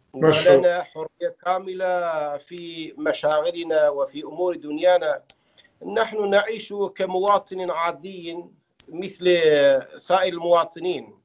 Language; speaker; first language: Arabic; non-native, fluent; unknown